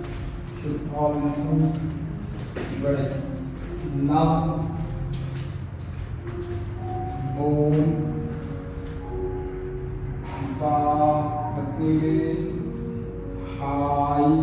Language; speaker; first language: Vietnamese; non-native, learner; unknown